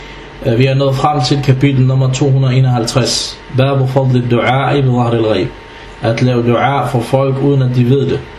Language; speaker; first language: Danish; non-native, fluent; Arabic